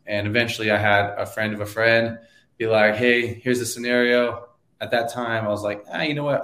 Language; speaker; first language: English; native; English